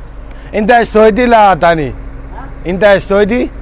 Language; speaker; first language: Arabic; non-native, learner; Bangla